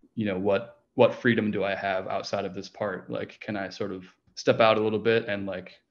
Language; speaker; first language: English; native; English